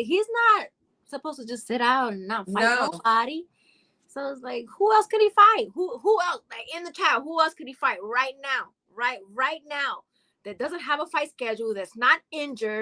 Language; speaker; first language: English; native; English